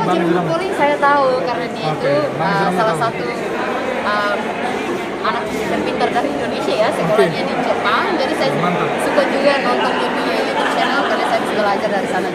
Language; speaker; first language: Indonesian; non-native, fluent; Tetum